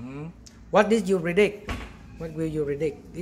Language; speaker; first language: English; non-native, learner; Vietnamese